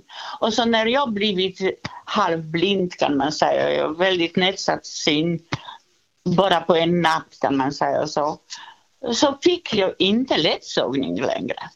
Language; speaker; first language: Swedish; non-native, fluent; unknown